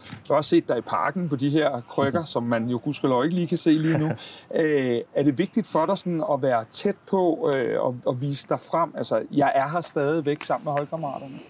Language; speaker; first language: Danish; native; Danish